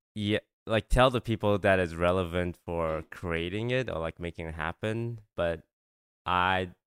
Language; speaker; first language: English; non-native, local second language; Chinese